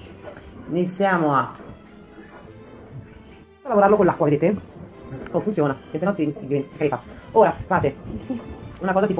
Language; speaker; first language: Italian; native; Italian